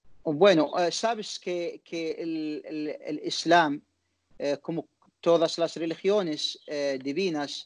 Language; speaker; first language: Spanish; non-native, learner; Arabic